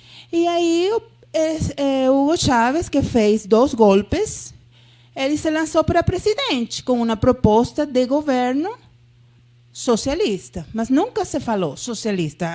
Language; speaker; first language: Portuguese; non-native, fluent; Spanish